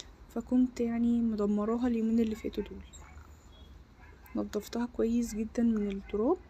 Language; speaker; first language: Arabic; native; Arabic